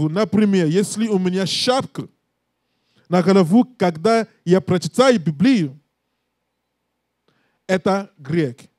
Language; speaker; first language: Russian; non-native, learner; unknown